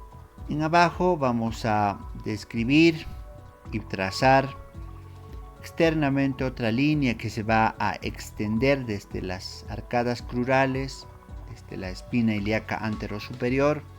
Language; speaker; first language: Spanish; native; Spanish